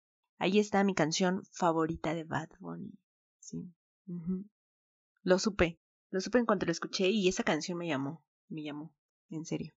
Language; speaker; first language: Spanish; native; Spanish